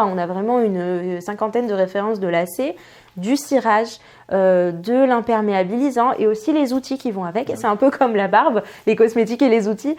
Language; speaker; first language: French; native; French